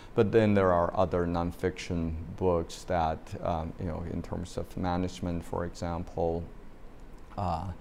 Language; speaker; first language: English; non-native, fluent; Chinese